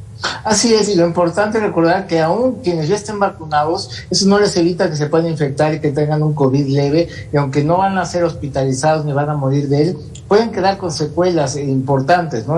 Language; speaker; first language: Spanish; native; Spanish